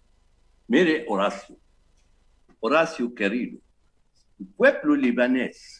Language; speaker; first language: Spanish; non-native, fluent; Arabic